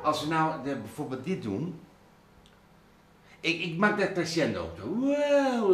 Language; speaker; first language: Dutch; native; Dutch